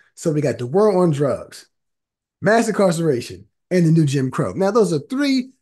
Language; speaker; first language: English; native; English